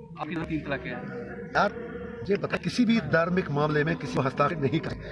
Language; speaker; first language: Urdu; non-native, local second language; Kashmiri